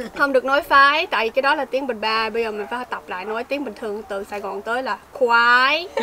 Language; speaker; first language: Vietnamese; early bilingual, heritage; Vietnamese